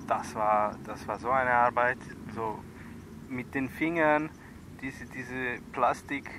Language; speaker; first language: German; non-native, fluent; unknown